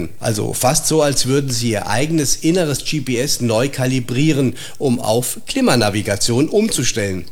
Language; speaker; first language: German; native; German